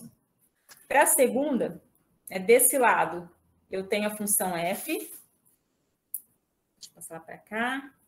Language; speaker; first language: Portuguese; native; Portuguese